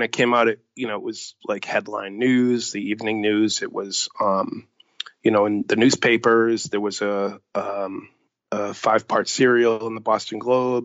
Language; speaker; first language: English; native; English